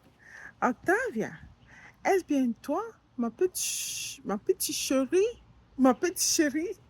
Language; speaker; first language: French; non-native, learner; English